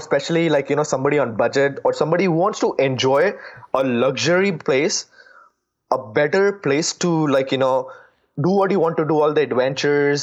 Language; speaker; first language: English; non-native, local second language; Gujarati